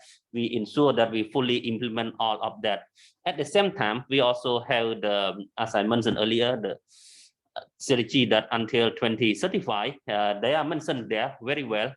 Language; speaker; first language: English; non-native, learner; Khmer